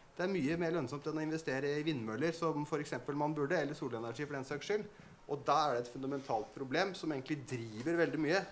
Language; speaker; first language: Norwegian; native; Norwegian